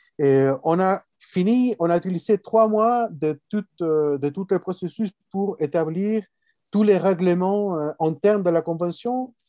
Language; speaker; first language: French; non-native, fluent; Spanish